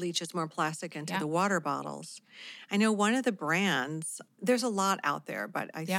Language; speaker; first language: English; native; English